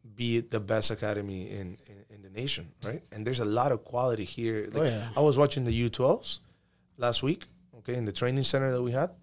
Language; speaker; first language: English; early bilingual, other home language; Spanish